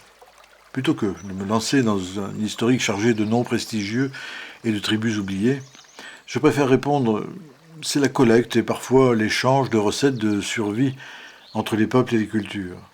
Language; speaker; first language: French; native; French